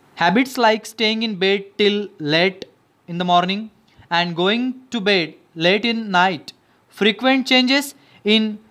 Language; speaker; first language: English; non-native, local second language; Marathi